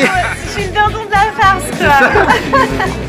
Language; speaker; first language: French; native; French